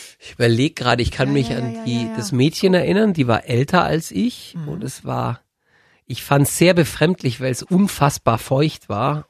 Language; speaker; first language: German; native; German